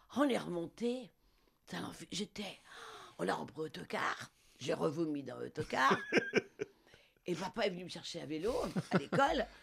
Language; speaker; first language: French; non-native, local second language; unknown